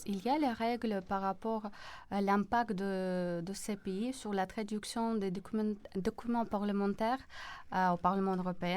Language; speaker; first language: French; non-native, fluent; Polish